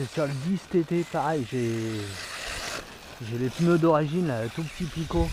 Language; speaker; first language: French; native; French